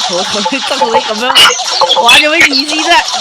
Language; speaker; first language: Chinese; early bilingual, heritage; Cantonese